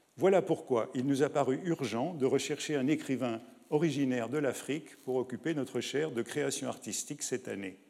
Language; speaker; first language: French; native; French